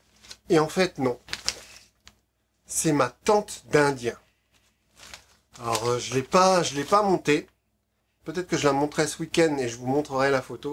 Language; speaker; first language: French; native; French